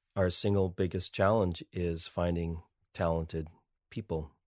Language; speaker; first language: English; native; English